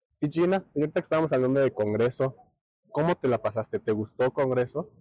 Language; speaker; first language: Spanish; native; Spanish